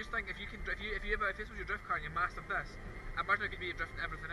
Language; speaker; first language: English; native; English